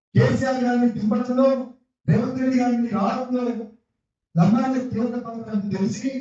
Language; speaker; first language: Telugu; non-native, local second language; Lambadi